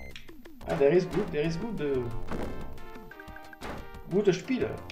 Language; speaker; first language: German; non-native, learner; French